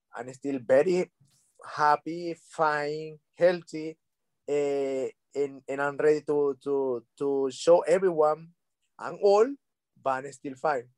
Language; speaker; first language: English; non-native, learner; Spanish